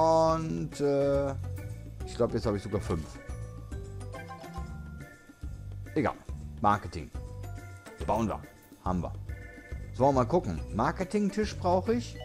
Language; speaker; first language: German; native; German